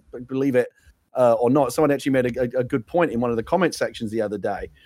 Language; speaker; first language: English; native; English